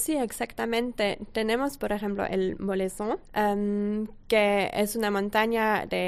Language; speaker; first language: Spanish; non-native, fluent; French